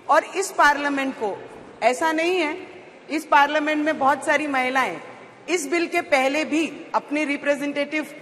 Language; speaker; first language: Hindi; native; Hindi